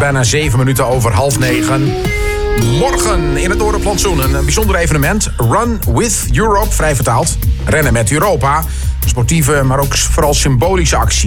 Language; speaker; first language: Dutch; native; Dutch